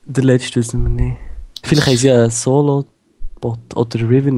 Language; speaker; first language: German; native; German